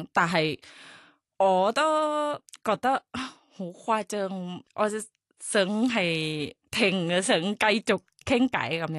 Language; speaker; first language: Cantonese; non-native, learner; Thai